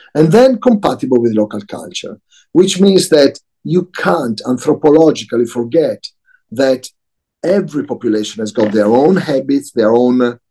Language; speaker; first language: English; non-native, fluent; Italian